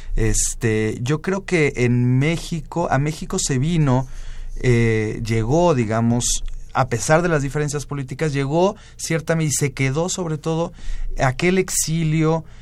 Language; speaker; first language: Spanish; native; Spanish